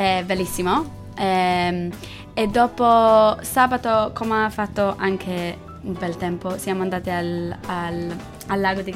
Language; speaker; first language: Italian; non-native, learner; English